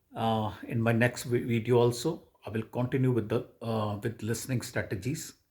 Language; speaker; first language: English; non-native, local second language; Punjabi